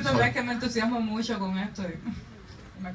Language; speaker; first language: Spanish; native; Spanish